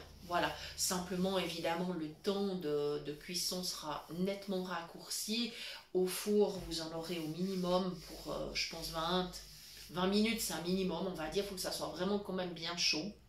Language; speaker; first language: French; native; French